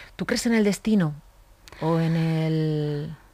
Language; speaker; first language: Spanish; non-native, fluent; Korean